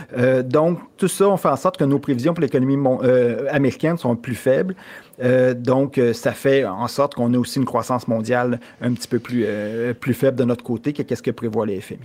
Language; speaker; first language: French; native; French